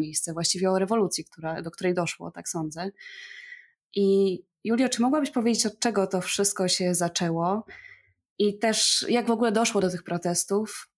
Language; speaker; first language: Polish; non-native, fluent; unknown